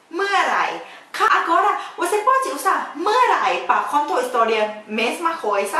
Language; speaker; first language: Portuguese; non-native, fluent; Thai